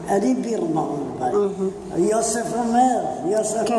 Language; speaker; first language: Hebrew; non-native, fluent; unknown